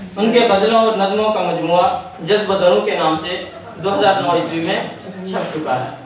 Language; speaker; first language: Urdu; native; Urdu